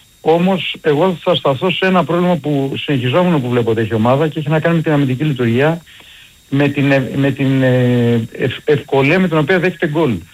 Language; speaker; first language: Greek; native; Greek